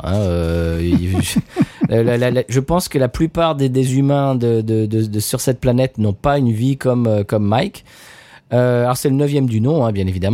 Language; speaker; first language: French; native; French